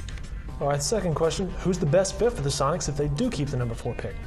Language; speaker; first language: English; native; English